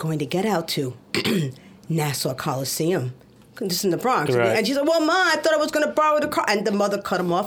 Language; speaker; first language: English; native; English